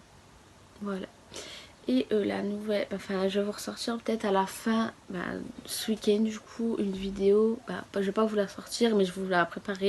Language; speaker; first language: French; native; French